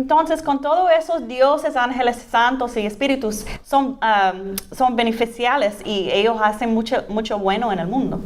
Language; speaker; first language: Spanish; non-native, fluent; English